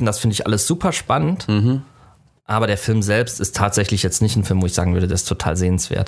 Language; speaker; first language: German; native; German